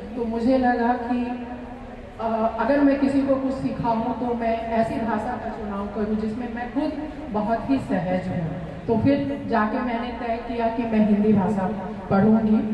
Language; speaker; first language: Hindi; native; Hindi